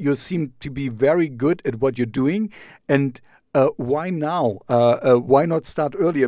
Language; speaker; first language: English; non-native, fluent; German